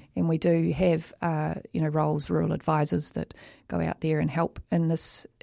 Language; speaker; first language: English; native; English